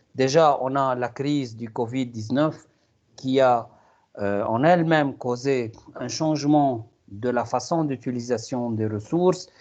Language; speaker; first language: French; non-native, local second language; Arabic